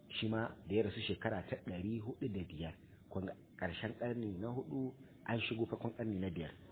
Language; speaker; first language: Hausa; native; Hausa